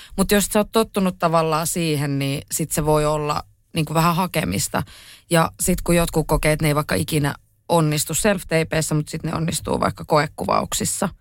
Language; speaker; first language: Finnish; native; Finnish